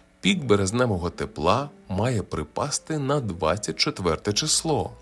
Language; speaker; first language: Ukrainian; native; Ukrainian